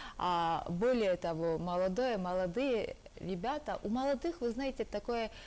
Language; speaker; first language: Russian; non-native, local second language; Georgian